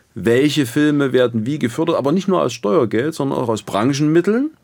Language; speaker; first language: German; native; German